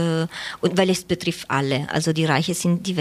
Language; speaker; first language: German; non-native, fluent; Italian